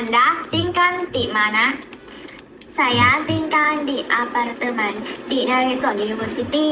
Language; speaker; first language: Indonesian; non-native, learner; Thai